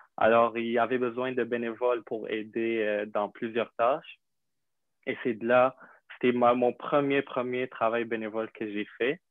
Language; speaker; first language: French; non-native, fluent; Arabic